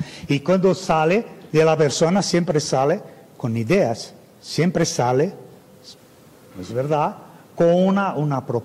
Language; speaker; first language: Spanish; non-native, fluent; Portuguese